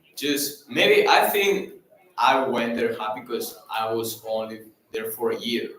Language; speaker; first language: English; non-native, fluent; Catalan